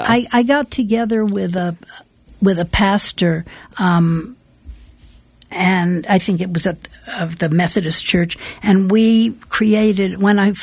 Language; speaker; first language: English; native; English